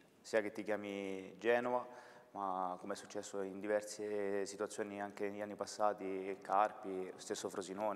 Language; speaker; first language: Italian; native; Italian